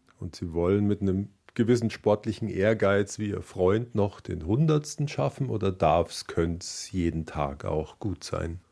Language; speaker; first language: German; native; German